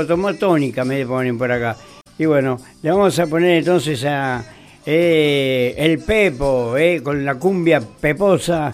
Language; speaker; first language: Spanish; native; Spanish